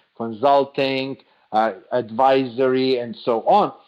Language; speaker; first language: English; non-native, fluent; Slovenian